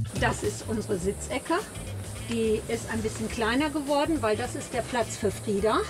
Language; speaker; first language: German; native; German